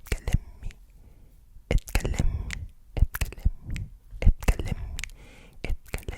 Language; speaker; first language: Arabic; non-native, learner; English